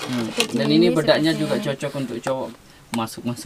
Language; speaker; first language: Indonesian; native; Indonesian